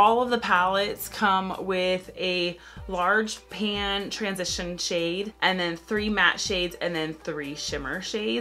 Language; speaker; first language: English; native; English